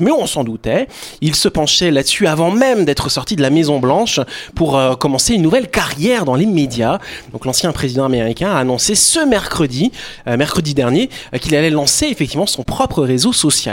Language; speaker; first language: French; native; French